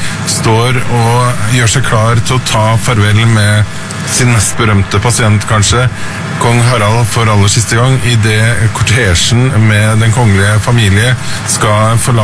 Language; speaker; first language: Norwegian; native; Norwegian